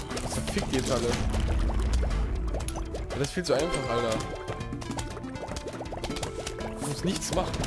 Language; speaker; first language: German; native; German